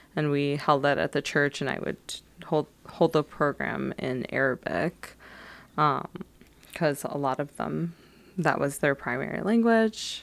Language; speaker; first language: English; native; English